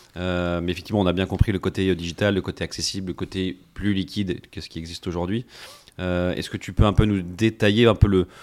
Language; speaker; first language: French; native; French